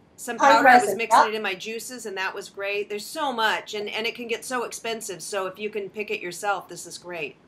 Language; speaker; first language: English; native; English